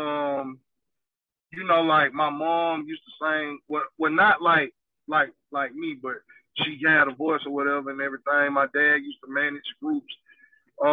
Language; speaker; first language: English; native; English